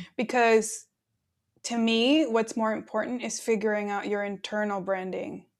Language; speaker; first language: English; early bilingual, other home language; Spanish